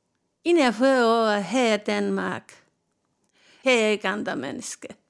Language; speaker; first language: Danish; non-native, learner; Turkish